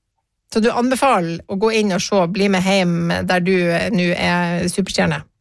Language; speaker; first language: Norwegian; native; Norwegian